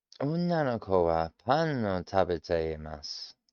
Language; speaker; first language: Japanese; non-native, learner; English